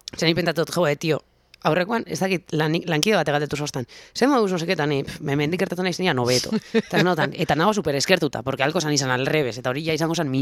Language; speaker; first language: Basque; native; Basque